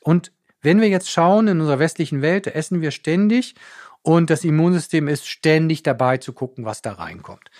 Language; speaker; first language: German; native; German